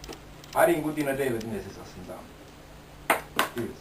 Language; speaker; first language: Bulgarian; non-native, learner; Finnish